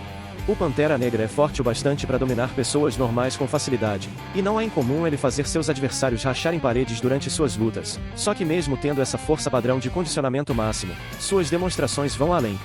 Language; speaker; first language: Portuguese; native; Portuguese